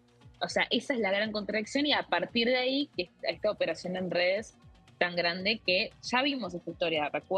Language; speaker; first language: Spanish; native; Spanish